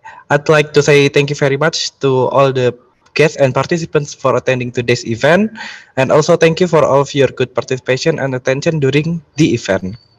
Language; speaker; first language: English; non-native, fluent; Indonesian